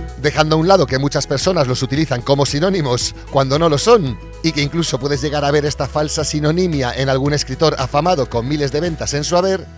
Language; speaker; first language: Spanish; native; Spanish